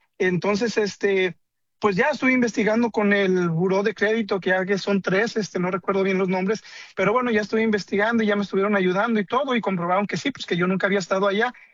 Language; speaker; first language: Spanish; native; Spanish